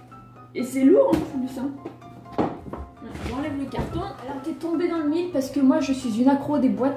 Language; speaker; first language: French; native; French